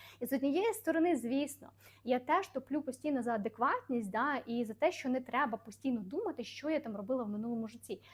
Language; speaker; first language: Ukrainian; non-native, local second language; Russian